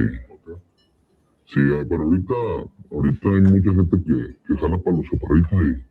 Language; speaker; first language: Spanish; native; Spanish